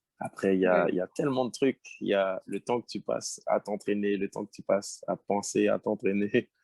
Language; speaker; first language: French; native; French